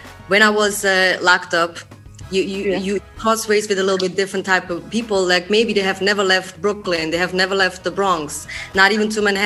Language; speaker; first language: English; non-native, fluent; Swiss German